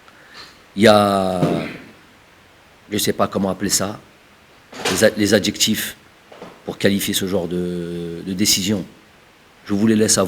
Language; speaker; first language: French; early bilingual, other home language; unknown